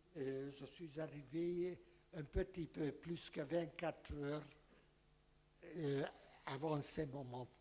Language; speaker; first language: French; non-native, fluent; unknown